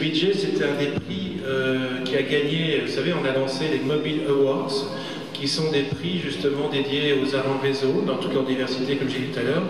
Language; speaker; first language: French; native; French